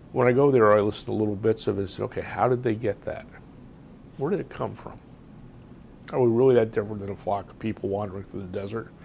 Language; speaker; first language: English; native; English